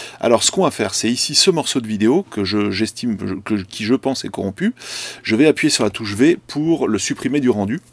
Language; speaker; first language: French; native; French